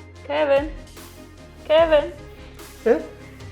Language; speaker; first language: English; non-native, fluent; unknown